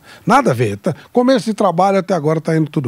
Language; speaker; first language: Portuguese; native; Portuguese